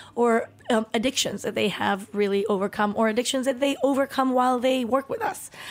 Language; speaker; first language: English; early bilingual, other home language; Spanish